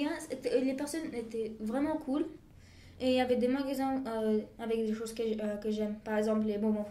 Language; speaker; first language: French; non-native, fluent; Bulgarian